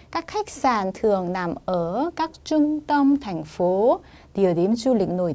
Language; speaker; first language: Vietnamese; non-native, fluent; Korean